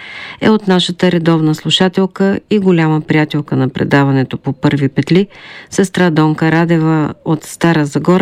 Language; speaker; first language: Bulgarian; native; Bulgarian